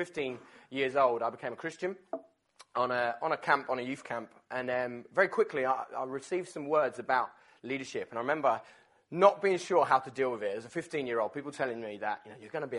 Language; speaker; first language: English; native; English